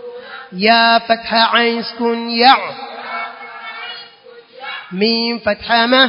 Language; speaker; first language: Arabic; non-native, learner; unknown